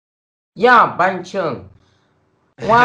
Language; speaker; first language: English; non-native, learner; Vietnamese